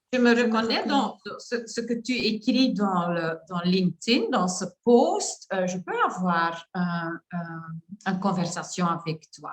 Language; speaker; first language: French; non-native, learner; Dutch